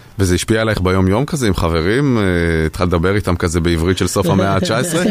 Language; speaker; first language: Hebrew; native; Hebrew